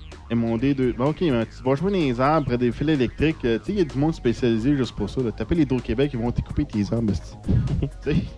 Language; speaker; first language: French; native; French